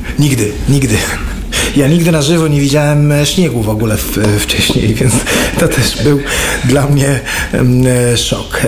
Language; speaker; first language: Polish; non-native, fluent; Arabic